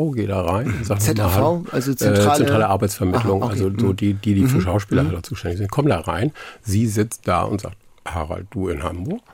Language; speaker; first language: German; non-native, local second language; Low German